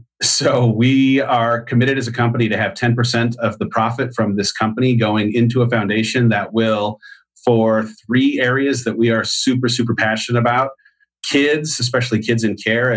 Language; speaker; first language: English; native; English